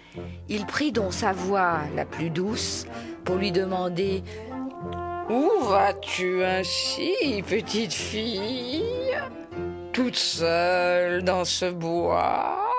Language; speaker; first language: French; native; French